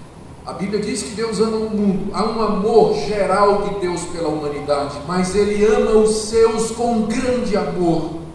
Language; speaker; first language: Portuguese; native; Portuguese